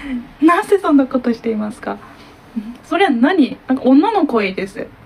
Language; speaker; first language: Japanese; non-native, learner; Turkish